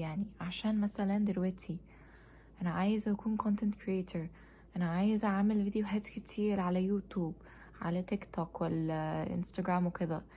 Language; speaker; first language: Egyptian Arabic; non-native, learner; English